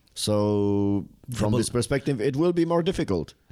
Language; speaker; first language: English; non-native, fluent; Romanian